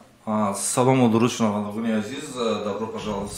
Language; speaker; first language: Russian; non-native, local second language; Tajik